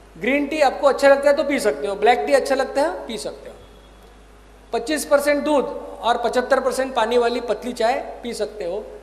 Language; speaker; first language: Hindi; non-native, local second language; Marathi